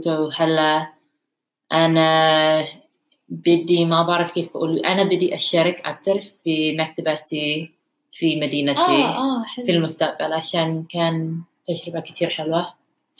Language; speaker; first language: Arabic; non-native, learner; English